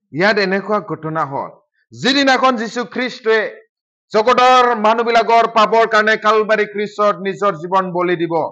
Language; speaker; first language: Assamese; non-native, local second language; Bodo